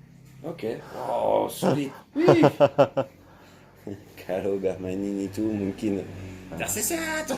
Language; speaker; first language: Indonesian; non-native, learner; French